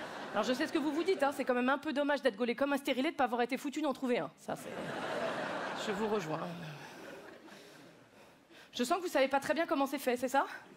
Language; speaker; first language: French; native; French